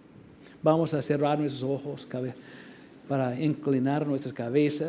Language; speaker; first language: Spanish; non-native, fluent; English